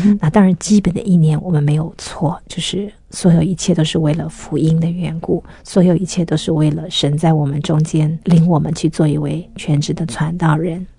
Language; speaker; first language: Chinese; native; Chinese